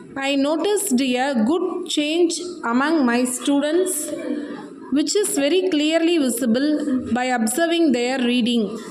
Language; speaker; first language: English; non-native, local second language; Tamil